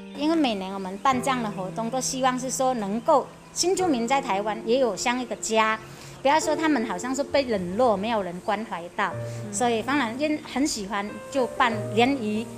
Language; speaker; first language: Chinese; early bilingual, heritage; Chinese